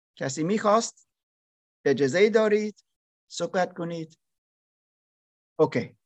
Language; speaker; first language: Persian; non-native, learner; German